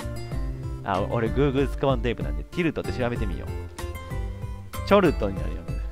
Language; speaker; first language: Japanese; native; Japanese